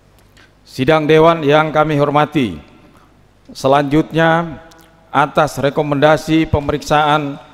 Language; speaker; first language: Indonesian; native; Indonesian